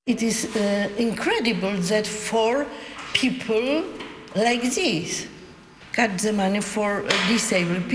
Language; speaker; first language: English; non-native, learner; Polish